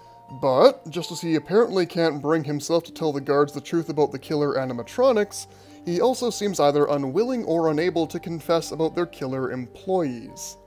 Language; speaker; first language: English; native; English